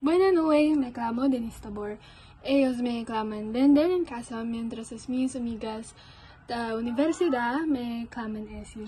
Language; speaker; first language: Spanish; non-native, learner; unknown